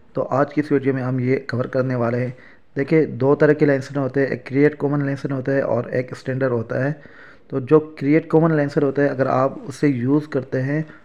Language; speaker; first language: Urdu; native; Urdu